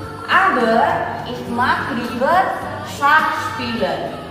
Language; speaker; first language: German; non-native, fluent; Indonesian